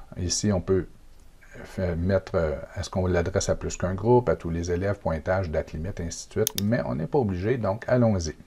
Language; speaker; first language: French; native; French